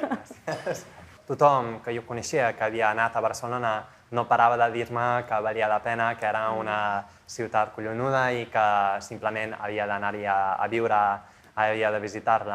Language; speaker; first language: Catalan; non-native, fluent; English